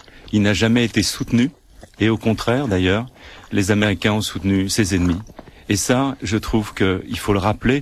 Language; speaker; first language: French; native; French